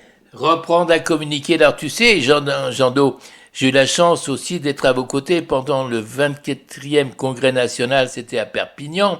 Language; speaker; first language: French; native; French